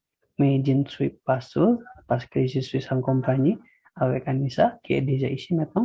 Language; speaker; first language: French; non-native, learner; Indonesian